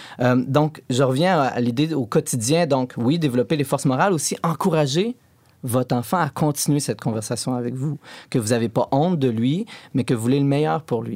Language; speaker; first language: French; native; French